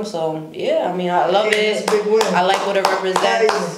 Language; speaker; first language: English; native; English